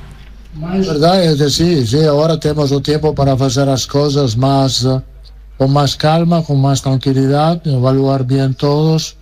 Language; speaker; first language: Portuguese; non-native, fluent; Italian